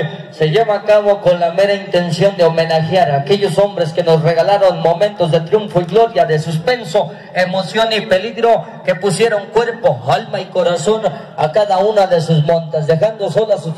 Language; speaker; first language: Spanish; native; Spanish